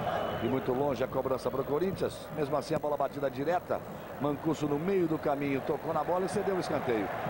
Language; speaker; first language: Portuguese; native; Portuguese